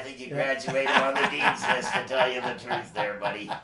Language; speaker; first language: English; native; English